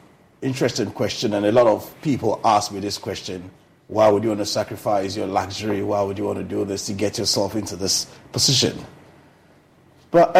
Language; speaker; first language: English; non-native, local second language; Akan